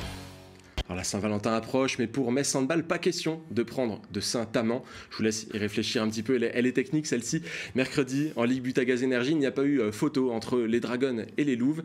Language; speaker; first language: French; native; French